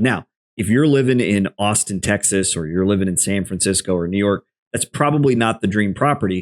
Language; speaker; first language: English; native; English